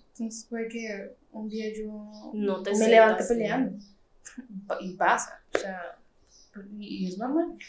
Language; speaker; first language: Spanish; native; Spanish